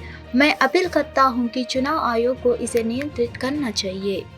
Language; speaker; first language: Hindi; native; Hindi